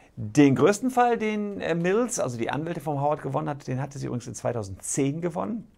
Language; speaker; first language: German; native; German